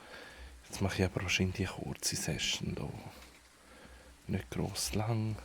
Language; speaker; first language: German; native; German